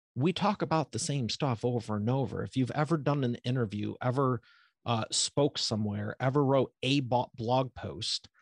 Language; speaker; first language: English; native; English